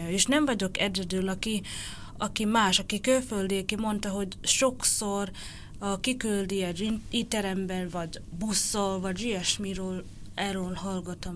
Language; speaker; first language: Hungarian; non-native, learner; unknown